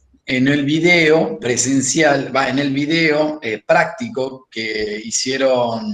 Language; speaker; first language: Spanish; native; Spanish